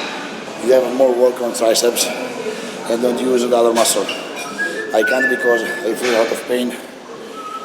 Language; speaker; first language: English; non-native, learner; Italian